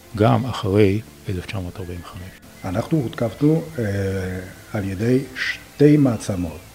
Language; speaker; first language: Hebrew; non-native, fluent; Polish